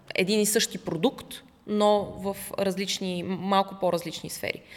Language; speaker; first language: Bulgarian; early bilingual, other home language; Russian